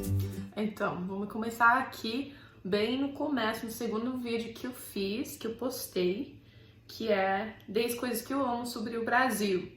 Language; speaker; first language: Portuguese; non-native, fluent; English